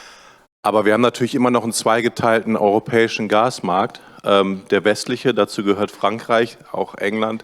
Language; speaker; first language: German; native; German